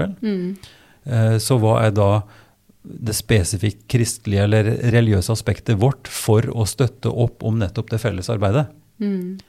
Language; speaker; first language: Norwegian; native; Norwegian